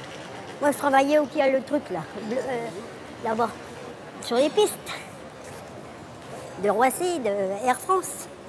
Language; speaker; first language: French; non-native, learner; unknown